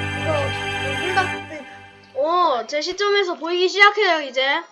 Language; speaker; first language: Korean; native; Korean